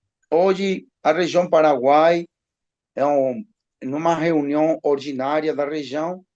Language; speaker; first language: Portuguese; non-native, learner; Spanish